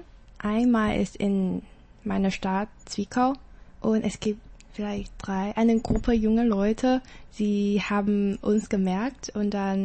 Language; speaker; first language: German; non-native, learner; Chinese